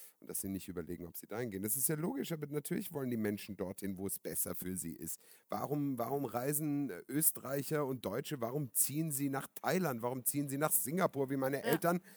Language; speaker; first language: German; native; German